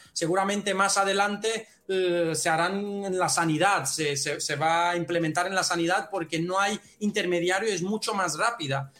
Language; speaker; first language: Spanish; non-native, fluent; Romanian